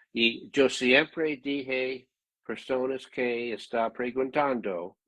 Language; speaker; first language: Spanish; non-native, learner; English